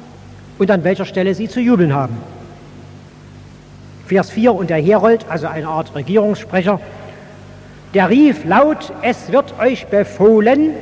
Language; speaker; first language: German; native; German